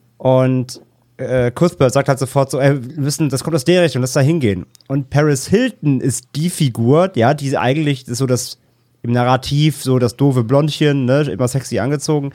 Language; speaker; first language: German; native; German